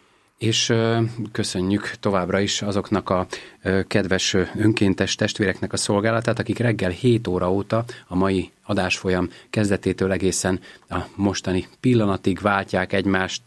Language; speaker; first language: Hungarian; native; Hungarian